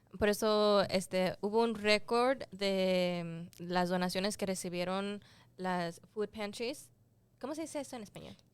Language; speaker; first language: Spanish; early bilingual, heritage; Spanish